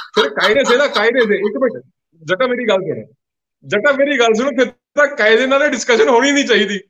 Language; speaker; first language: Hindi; native; Hindi